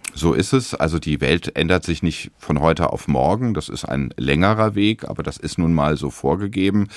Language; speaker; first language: German; native; German